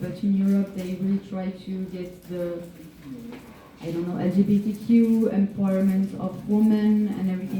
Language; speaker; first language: English; non-native, fluent; French